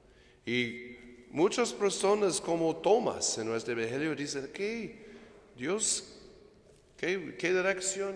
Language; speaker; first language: Spanish; non-native, fluent; English